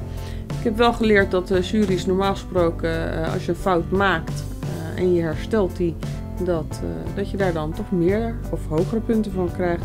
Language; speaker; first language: Dutch; native; Dutch